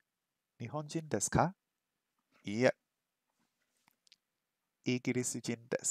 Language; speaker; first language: Japanese; non-native, learner; English